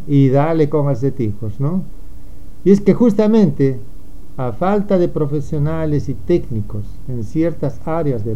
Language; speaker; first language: Spanish; native; Spanish